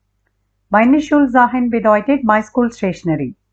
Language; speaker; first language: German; non-native, learner; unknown